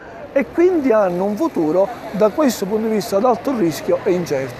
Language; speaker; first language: Italian; native; Italian